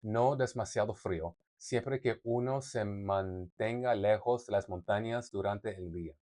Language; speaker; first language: Spanish; non-native, learner; English